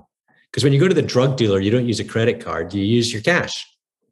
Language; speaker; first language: English; native; English